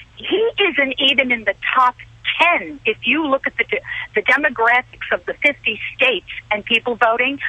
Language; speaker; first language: English; native; English